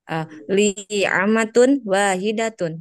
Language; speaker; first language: Arabic; non-native, learner; Indonesian